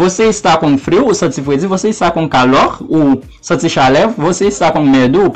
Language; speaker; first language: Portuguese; non-native, fluent; Haitian Creole